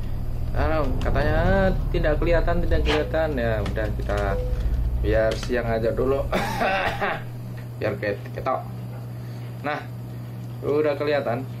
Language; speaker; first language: Indonesian; native; Indonesian